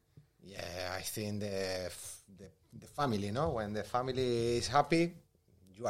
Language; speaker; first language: English; non-native, learner; Spanish